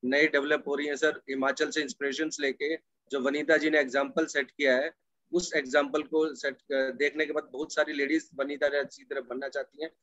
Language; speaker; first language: Hindi; native; Hindi